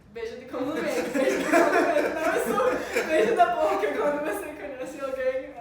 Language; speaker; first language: Portuguese; early bilingual, other home language; English